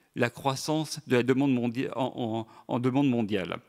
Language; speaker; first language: French; native; French